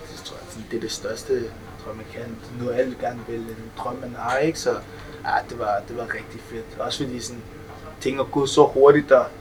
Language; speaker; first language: Danish; early bilingual, other home language; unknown